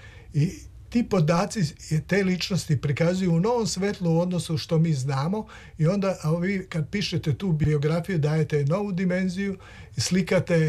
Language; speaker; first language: Serbian; native; Serbian